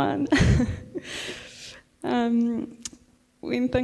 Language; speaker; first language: English; native; English